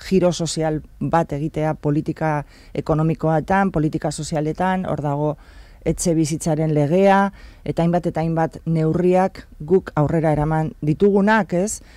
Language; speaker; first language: Basque; non-native, local second language; Spanish